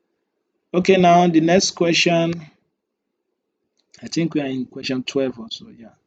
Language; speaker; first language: English; non-native, local second language; Yoruba